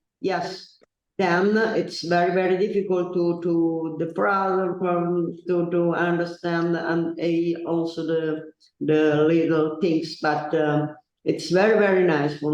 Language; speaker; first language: English; non-native, learner; Italian